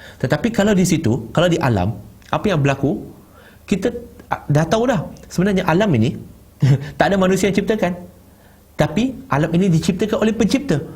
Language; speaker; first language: Malay; non-native, local second language; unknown